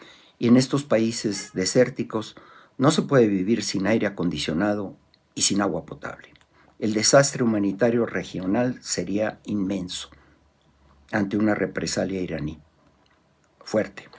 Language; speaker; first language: Spanish; native; Spanish